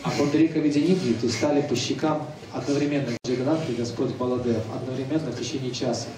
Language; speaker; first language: Russian; native; Russian